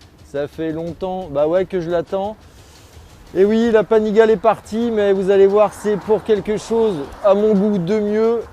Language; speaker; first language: French; native; French